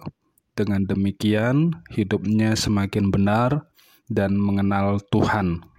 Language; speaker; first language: Indonesian; native; Indonesian